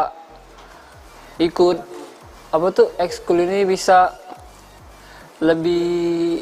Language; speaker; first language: Indonesian; native; Indonesian